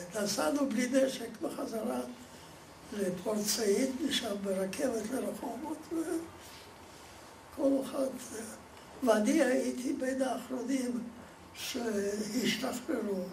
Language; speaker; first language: Hebrew; non-native, fluent; Polish